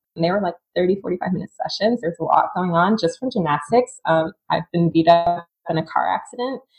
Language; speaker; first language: English; native; English